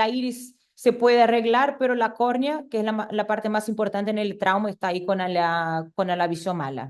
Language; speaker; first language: Spanish; non-native, fluent; Portuguese